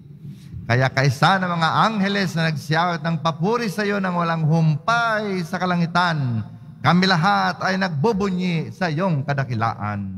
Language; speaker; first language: Filipino; native; Filipino